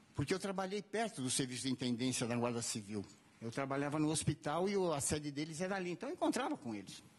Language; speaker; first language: Portuguese; native; Portuguese